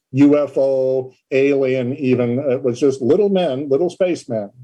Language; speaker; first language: English; native; English